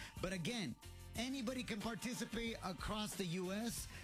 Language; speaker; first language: English; early bilingual, other home language; Spanish